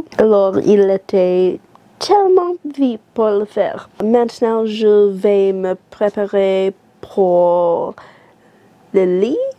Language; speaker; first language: French; non-native, learner; English